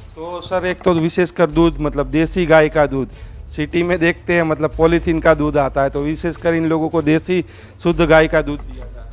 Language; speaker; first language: Hindi; non-native, local second language; Gujarati